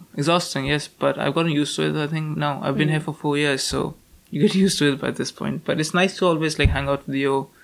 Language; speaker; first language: English; non-native, local second language; Hindi